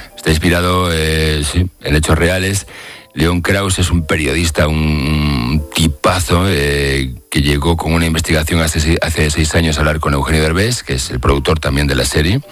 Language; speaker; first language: Spanish; native; Spanish